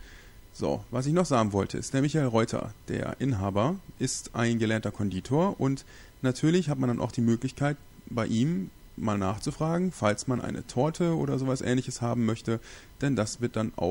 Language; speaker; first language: German; native; German